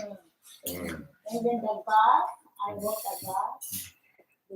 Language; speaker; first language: English; non-native, local second language; Filipino